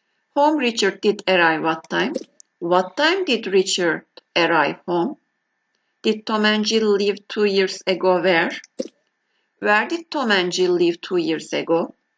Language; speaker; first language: English; non-native, fluent; Turkish